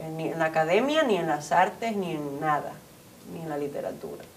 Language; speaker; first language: Spanish; early bilingual, heritage; Spanish